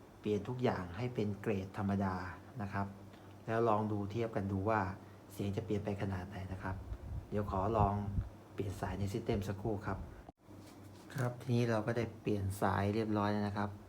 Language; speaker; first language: Thai; native; Thai